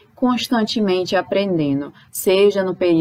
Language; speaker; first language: Portuguese; native; Portuguese